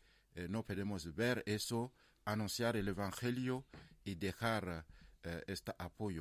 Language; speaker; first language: Spanish; non-native, fluent; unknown